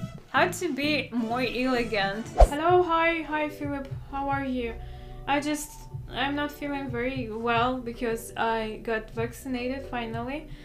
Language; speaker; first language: English; non-native, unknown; Russian